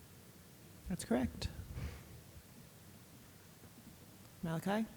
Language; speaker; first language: English; native; English